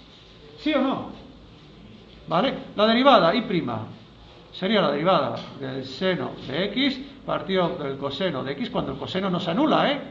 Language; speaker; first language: Spanish; native; Spanish